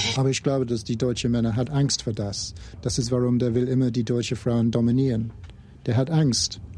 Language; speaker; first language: German; non-native, learner; English